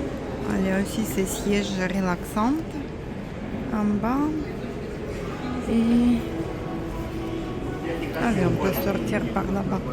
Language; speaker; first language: French; non-native, fluent; Russian